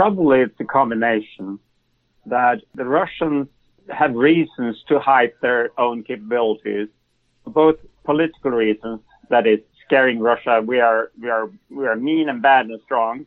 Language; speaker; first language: English; non-native, fluent; Swedish